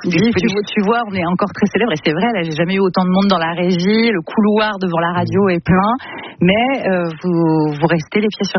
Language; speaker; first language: French; native; French